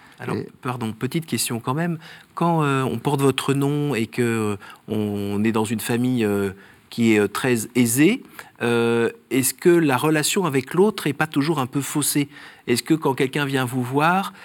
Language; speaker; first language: French; native; French